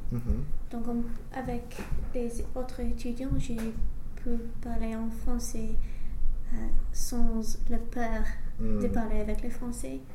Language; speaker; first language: French; non-native, learner; English